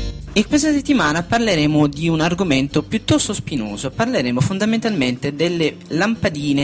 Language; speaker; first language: Italian; native; Italian